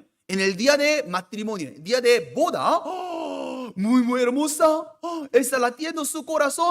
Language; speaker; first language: Spanish; non-native, fluent; Korean